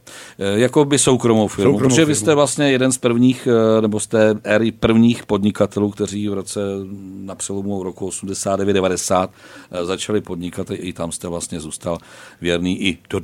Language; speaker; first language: Czech; native; Czech